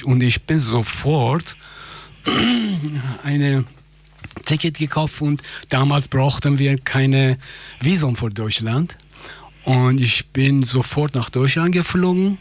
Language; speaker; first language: German; non-native, fluent; Persian